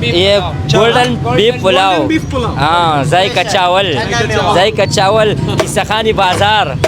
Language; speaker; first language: Hindi; non-native, local second language; Pashto